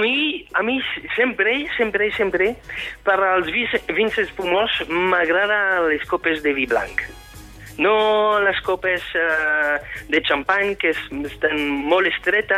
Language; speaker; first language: Catalan; non-native, fluent; French